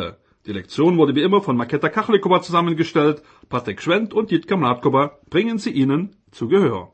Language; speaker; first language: German; native; German